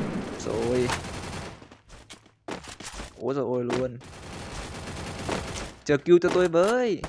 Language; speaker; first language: Vietnamese; native; Vietnamese